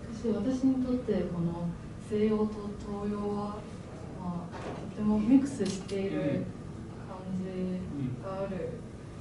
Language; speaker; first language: Japanese; non-native, fluent; Chinese